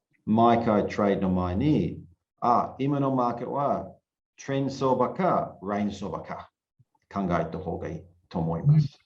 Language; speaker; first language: Japanese; non-native, learner; English